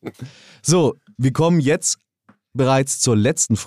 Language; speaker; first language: German; native; German